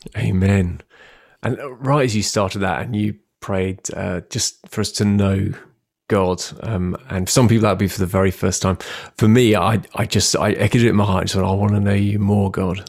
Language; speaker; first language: English; native; English